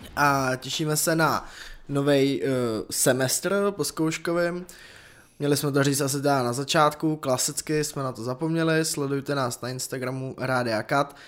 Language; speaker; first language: Czech; native; Czech